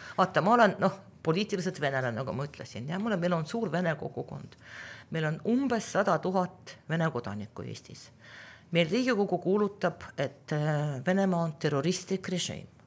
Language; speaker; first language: Estonian; non-native, local second language; Russian